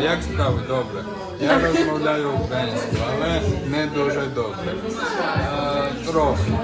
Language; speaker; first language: Ukrainian; non-native, learner; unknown